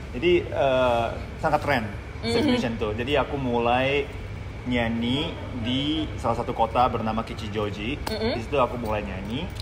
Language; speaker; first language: Indonesian; non-native, fluent; Japanese